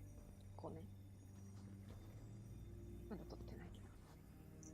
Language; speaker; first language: Japanese; native; Japanese